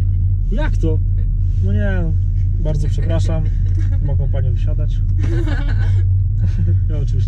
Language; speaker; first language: Polish; native; Polish